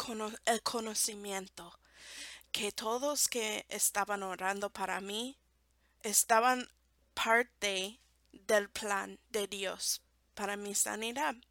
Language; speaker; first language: Spanish; non-native, fluent; English